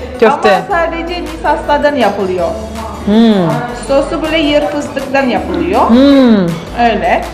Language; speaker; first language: Turkish; non-native, learner; Indonesian